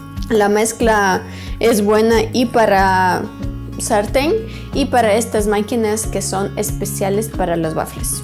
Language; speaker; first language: Spanish; non-native, fluent; Ukrainian